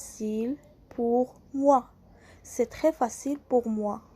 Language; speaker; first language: French; non-native, local second language; Arabic